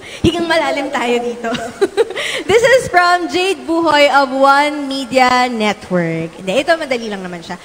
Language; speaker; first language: Filipino; native; Filipino